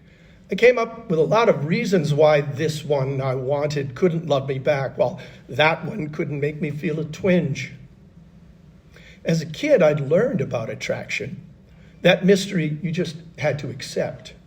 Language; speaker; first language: English; native; English